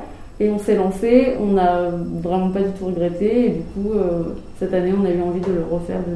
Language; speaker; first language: French; native; French